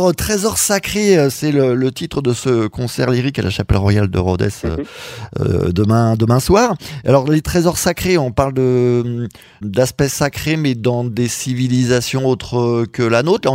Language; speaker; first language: French; native; French